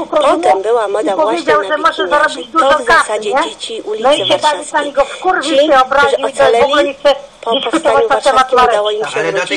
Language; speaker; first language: Polish; native; Polish